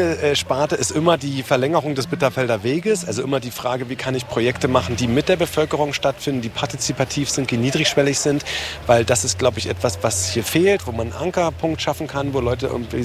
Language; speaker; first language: German; native; German